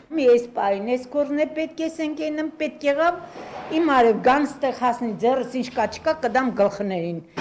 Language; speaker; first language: Armenian; native; Armenian